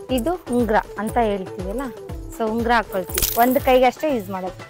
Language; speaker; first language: Kannada; non-native, local second language; Lambadi